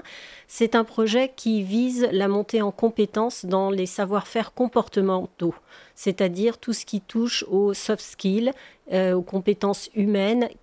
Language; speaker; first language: French; native; French